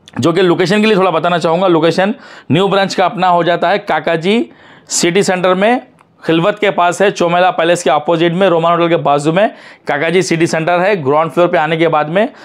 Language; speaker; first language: Hindi; non-native, local second language; Urdu